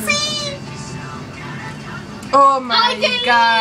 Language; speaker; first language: Spanish; native; Spanish